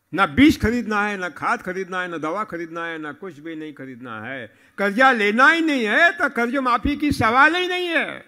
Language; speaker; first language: Hindi; non-native, local second language; Marathi